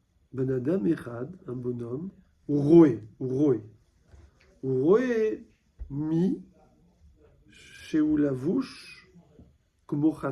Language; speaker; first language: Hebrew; non-native, fluent; French